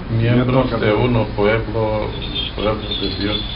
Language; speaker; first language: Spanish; non-native, learner; Serbian